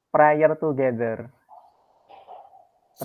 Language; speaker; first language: English; non-native, learner; Indonesian